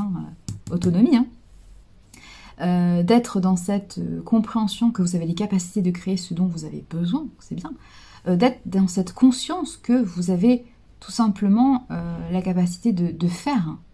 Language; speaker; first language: French; native; French